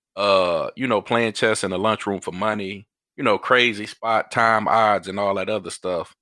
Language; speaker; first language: English; native; English